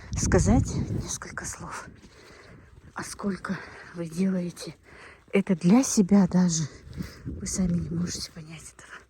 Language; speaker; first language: Russian; native; Russian